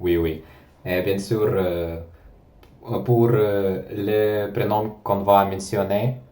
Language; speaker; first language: French; non-native, learner; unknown